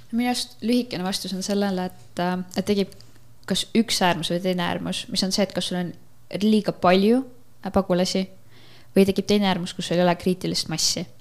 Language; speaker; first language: Estonian; native; Estonian